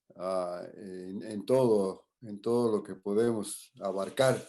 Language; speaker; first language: Spanish; non-native, fluent; English